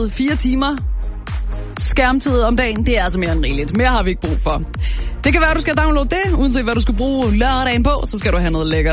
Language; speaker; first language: Danish; native; Danish